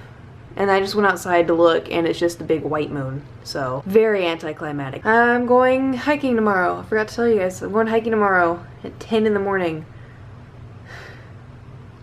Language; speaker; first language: English; native; English